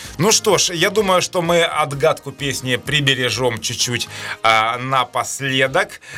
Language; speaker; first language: Russian; native; Russian